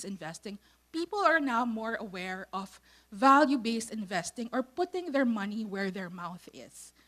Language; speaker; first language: English; non-native, local second language; Filipino